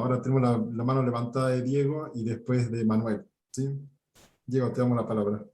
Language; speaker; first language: Spanish; native; Spanish